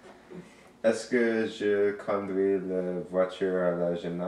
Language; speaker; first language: French; non-native, learner; English